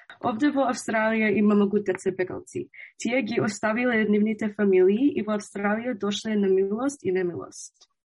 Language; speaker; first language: Macedonian; early bilingual, heritage; Macedonian